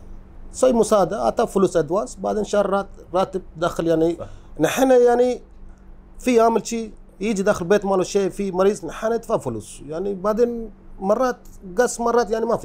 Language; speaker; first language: Arabic; non-native, learner; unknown